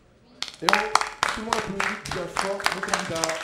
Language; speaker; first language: French; native; French